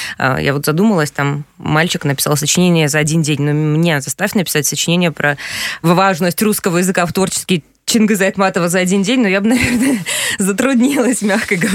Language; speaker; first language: Russian; native; Russian